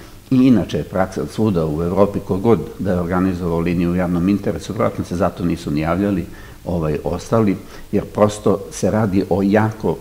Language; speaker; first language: Serbian; native; Serbian